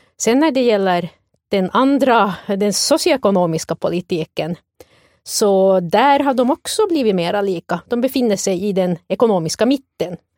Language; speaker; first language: Swedish; native; Swedish